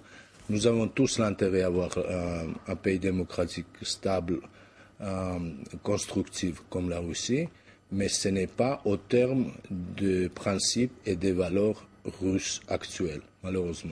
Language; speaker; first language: French; non-native, fluent; Georgian